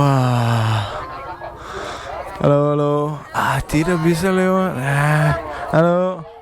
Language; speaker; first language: Indonesian; non-native, learner; English